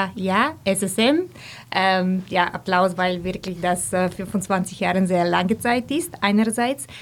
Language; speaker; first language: German; non-native, fluent; Bulgarian